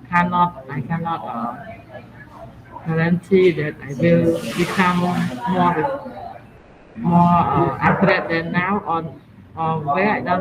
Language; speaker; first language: English; non-native, learner; Khmer